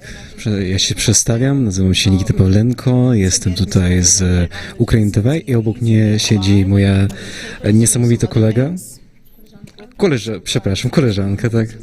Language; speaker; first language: Polish; non-native, fluent; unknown